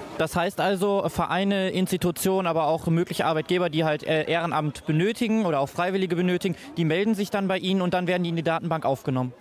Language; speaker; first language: German; native; German